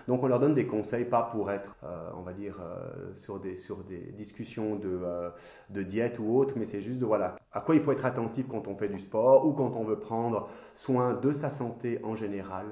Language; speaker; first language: French; native; French